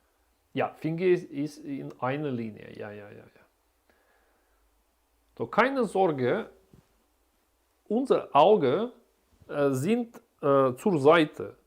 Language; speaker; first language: German; non-native, learner; Russian